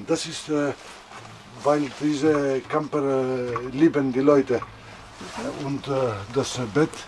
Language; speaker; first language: German; non-native, learner; Greek